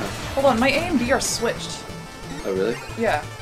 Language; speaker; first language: English; native; English